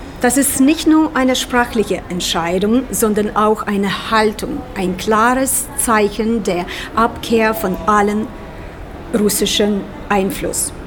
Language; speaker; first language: German; non-native, fluent; Ukrainian